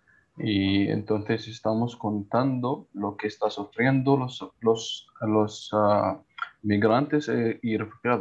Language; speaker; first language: Spanish; non-native, learner; Arabic